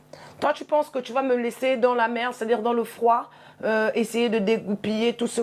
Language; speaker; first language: French; native; French